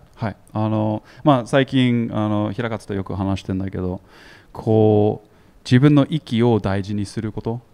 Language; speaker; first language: Japanese; non-native, fluent; English